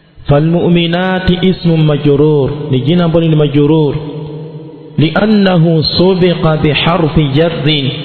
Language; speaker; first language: Arabic; non-native, fluent; Swahili